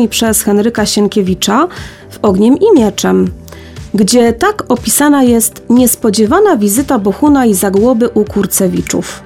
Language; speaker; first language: Polish; native; Polish